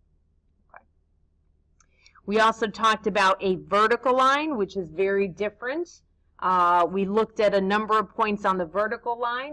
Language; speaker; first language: English; native; English